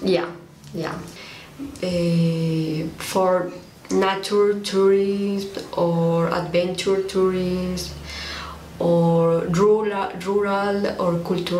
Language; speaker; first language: English; non-native, learner; Spanish